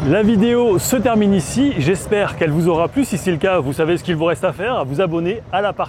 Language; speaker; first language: French; native; French